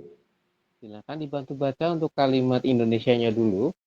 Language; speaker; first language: Indonesian; native; Indonesian